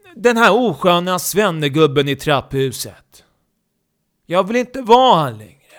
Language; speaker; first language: Swedish; native; Swedish